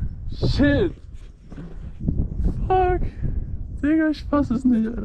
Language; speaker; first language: German; native; German